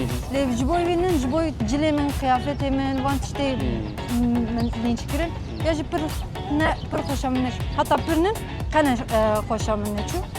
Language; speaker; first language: Kurdish; non-native, local second language; Turkish